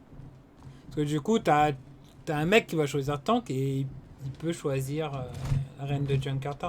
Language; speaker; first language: French; native; French